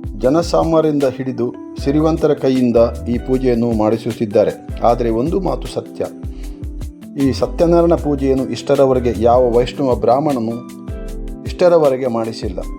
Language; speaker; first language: Kannada; non-native, local second language; Tulu